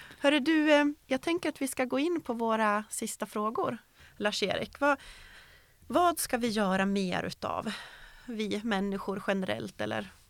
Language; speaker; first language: Swedish; native; Swedish